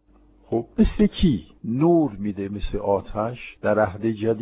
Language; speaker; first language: Persian; non-native, fluent; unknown